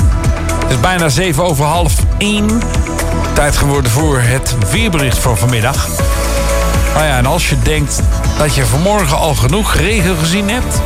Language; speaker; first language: Dutch; native; Dutch